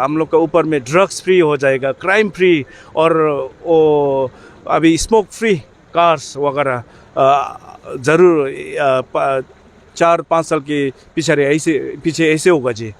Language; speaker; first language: Hindi; non-native, fluent; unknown